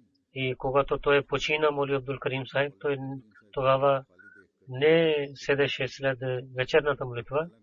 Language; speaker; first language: Bulgarian; non-native, learner; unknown